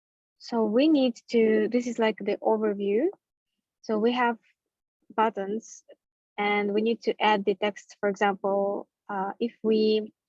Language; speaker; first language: English; non-native, fluent; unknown